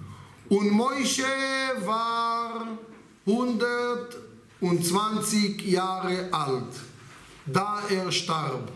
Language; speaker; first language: German; non-native, learner; Hebrew